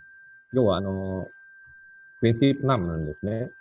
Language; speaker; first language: Japanese; non-native, fluent; Indonesian